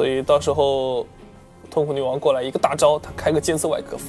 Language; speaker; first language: Chinese; native; Chinese